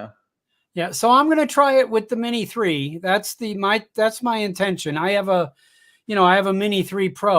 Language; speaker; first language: English; native; English